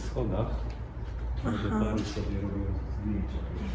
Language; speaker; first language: Polish; native; Polish